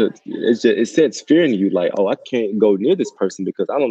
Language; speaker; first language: English; native; English